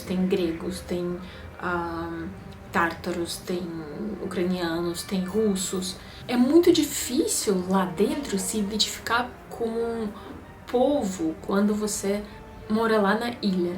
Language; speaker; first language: Portuguese; non-native, fluent; Russian